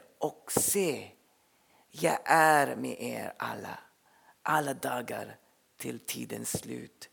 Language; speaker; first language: Swedish; non-native, fluent; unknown